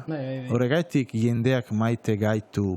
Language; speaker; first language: Basque; non-native, fluent; Italian